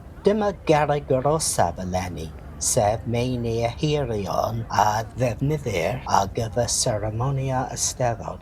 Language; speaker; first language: Welsh; non-native, learner; English